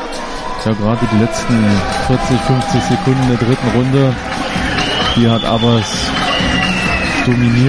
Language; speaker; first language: German; native; German